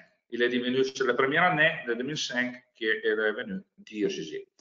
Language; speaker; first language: French; non-native, learner; Italian